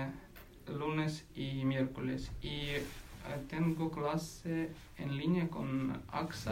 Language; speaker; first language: Spanish; non-native, learner; Ukrainian